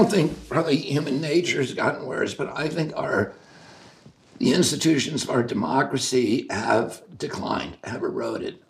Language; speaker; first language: English; native; English